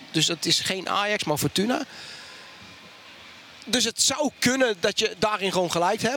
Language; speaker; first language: Dutch; native; Dutch